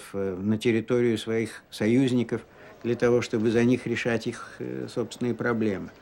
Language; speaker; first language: Russian; native; Russian